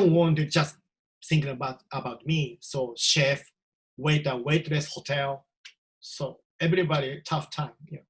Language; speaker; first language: English; non-native, learner; Japanese